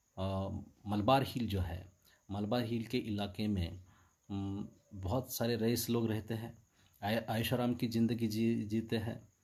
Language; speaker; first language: Hindi; non-native, local second language; Marathi